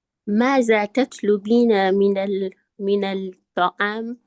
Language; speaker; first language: Arabic; non-native, learner; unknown